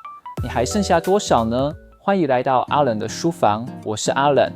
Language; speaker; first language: Chinese; native; Chinese